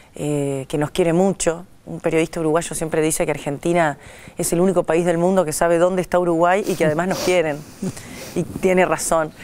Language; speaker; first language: Spanish; native; Spanish